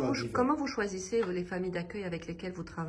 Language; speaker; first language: French; non-native, local second language; Arabic